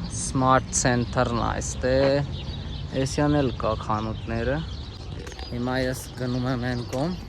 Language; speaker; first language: Armenian; non-native, learner; Hindi